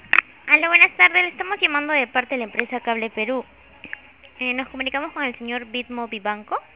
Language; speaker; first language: Spanish; native; Spanish